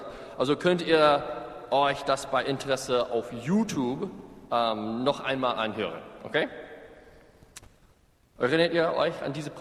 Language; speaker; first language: German; non-native, fluent; English